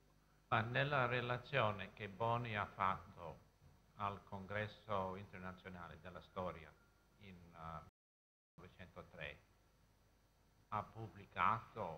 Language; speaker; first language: Italian; non-native, fluent; English